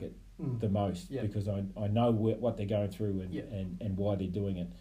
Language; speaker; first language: English; native; English